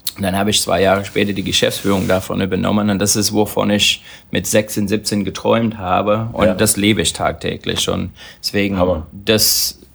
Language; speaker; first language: German; non-native, fluent; English